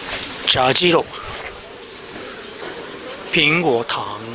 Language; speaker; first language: Chinese; non-native, learner; Japanese